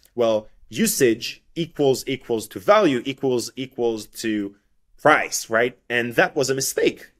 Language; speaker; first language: English; non-native, fluent; Hebrew